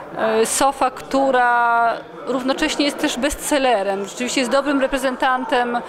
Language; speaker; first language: Polish; native; Polish